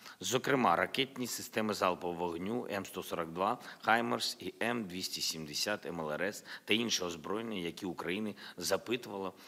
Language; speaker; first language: Ukrainian; non-native, local second language; Russian